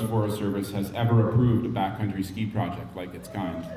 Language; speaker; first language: English; native; English